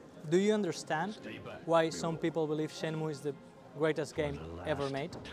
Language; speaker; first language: English; non-native, fluent; Spanish